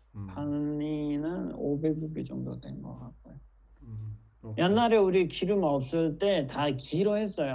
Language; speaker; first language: Korean; non-native, fluent; Nepali